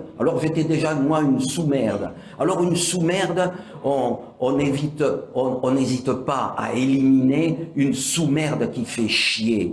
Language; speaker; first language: French; native; French